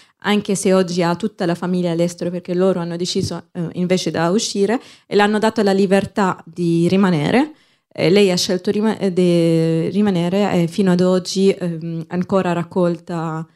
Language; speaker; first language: Italian; non-native, fluent; Arabic